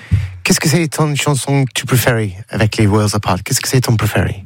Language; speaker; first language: French; non-native, learner; English